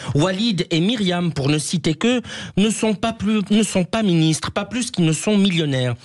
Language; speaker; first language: French; native; French